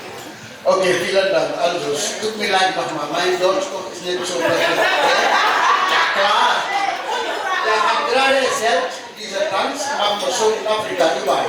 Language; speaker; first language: German; non-native, learner; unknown